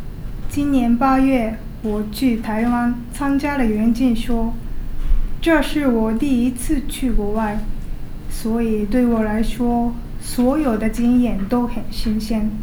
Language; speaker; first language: Chinese; non-native, learner; Japanese